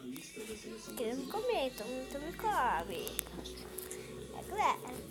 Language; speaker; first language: Portuguese; native; Portuguese